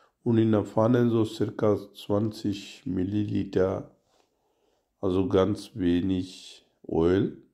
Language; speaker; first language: German; non-native, learner; Urdu